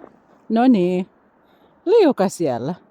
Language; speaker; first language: Finnish; non-native, learner; Bikol